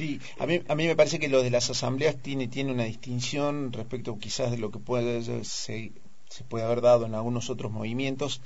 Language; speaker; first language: Spanish; native; Spanish